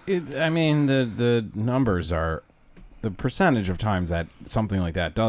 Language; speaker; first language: English; native; English